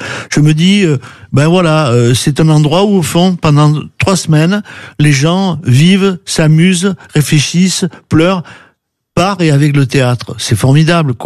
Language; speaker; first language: French; native; French